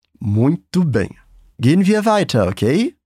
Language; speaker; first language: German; non-native, fluent; Portuguese